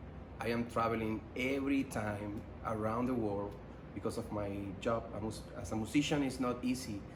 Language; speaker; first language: English; non-native, learner; Spanish